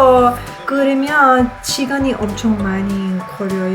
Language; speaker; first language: Korean; non-native, learner; Persian